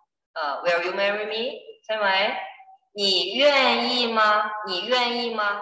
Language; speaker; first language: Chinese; non-native, fluent; Thai